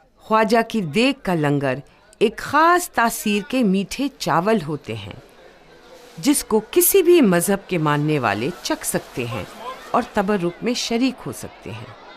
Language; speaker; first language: Urdu; native; Urdu